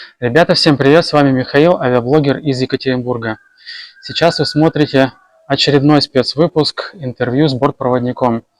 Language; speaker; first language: Russian; native; Russian